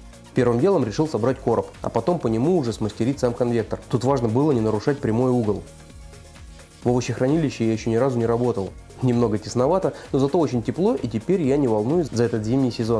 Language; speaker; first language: Russian; native; Russian